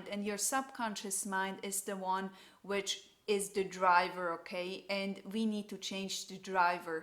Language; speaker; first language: English; non-native, fluent; German